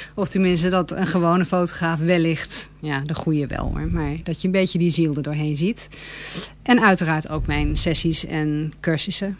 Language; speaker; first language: Dutch; early bilingual, heritage; Dutch